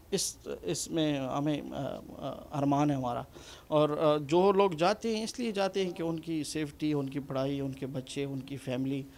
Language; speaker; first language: Urdu; non-native, fluent; Punjabi